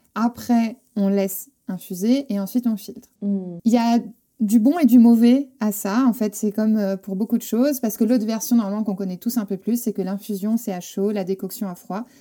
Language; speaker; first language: French; non-native, fluent; Spanish